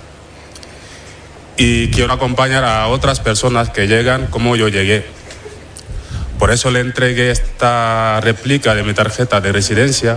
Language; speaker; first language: Spanish; non-native, fluent; Wolof